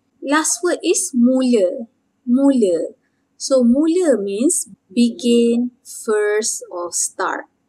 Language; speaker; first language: English; non-native, local second language; Malay